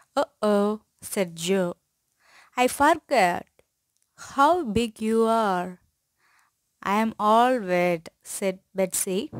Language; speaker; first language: English; non-native, local second language; Tamil